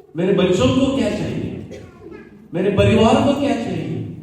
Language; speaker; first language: Hindi; non-native, local second language; Marathi